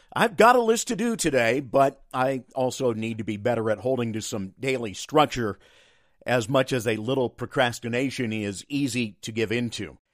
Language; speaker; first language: English; native; English